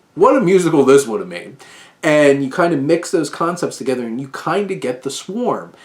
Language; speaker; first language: English; native; English